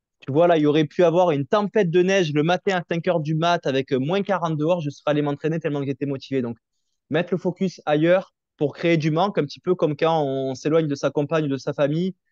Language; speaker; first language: French; native; French